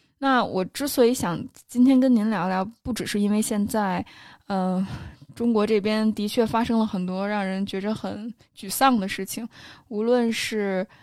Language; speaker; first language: Chinese; native; Chinese